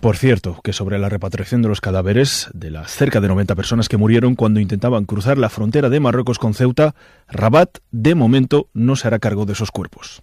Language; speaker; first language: Spanish; native; Spanish